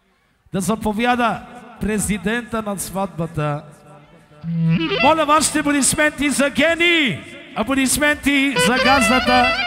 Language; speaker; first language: Bulgarian; non-native, local second language; Romany